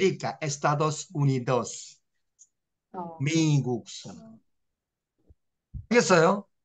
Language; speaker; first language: Spanish; non-native, learner; Korean